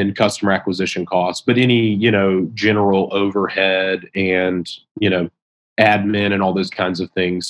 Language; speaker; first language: English; native; English